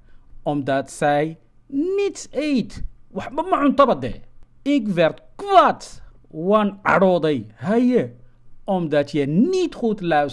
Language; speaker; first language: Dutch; non-native, fluent; Somali